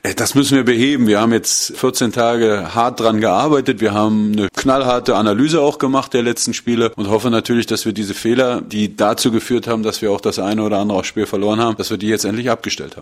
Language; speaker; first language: German; native; German